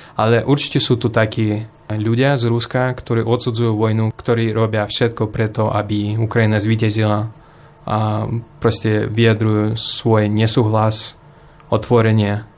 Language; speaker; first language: Slovak; non-native, fluent; Russian